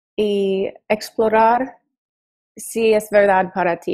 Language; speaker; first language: Spanish; non-native, learner; English